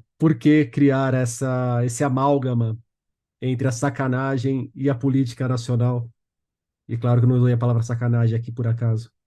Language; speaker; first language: Portuguese; native; Portuguese